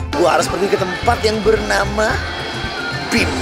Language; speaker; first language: Indonesian; native; Indonesian